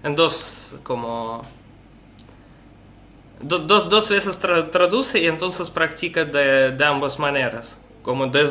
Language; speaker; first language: Spanish; non-native, learner; Russian